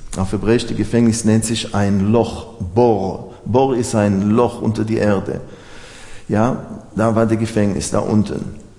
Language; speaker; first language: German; non-native, fluent; Hebrew